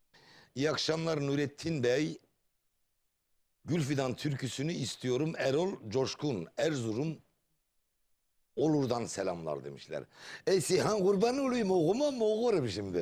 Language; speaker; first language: Turkish; native; Turkish